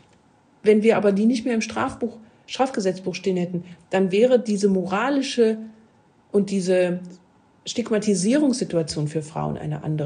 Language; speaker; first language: German; native; German